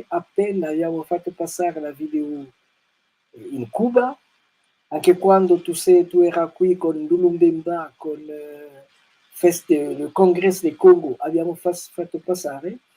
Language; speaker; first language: Italian; non-native, learner; Kongo